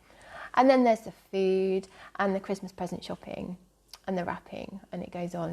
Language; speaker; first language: English; native; English